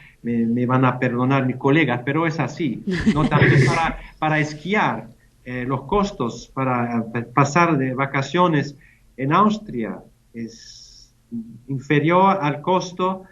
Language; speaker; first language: Spanish; non-native, fluent; German